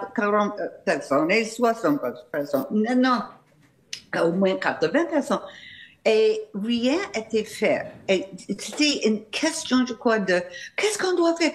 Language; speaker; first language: French; non-native, fluent; English